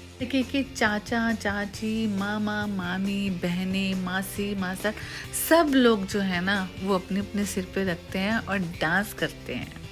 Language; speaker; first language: Hindi; native; Hindi